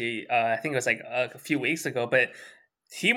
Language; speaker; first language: English; early bilingual, other home language; Chinese